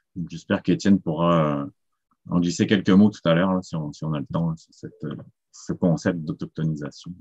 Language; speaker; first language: French; native; French